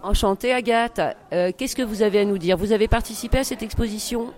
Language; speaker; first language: French; native; French